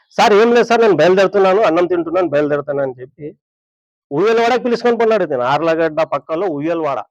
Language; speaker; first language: Telugu; non-native, local second language; Urdu